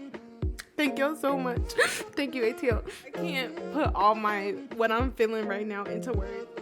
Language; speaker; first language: English; native; English